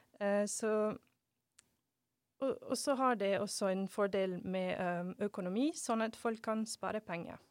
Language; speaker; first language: Norwegian; non-native, fluent; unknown